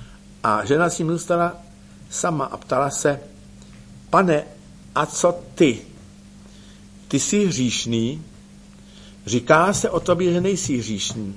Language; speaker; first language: Czech; native; Czech